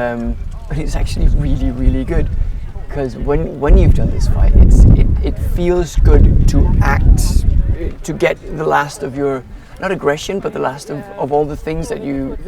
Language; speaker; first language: English; non-native, fluent; Danish